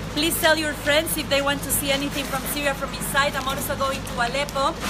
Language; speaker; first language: English; non-native, fluent; Spanish